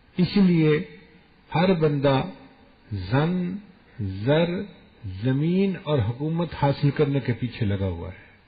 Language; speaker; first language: Urdu; non-native, local second language; Punjabi